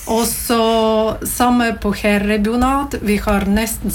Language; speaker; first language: Norwegian; non-native, learner; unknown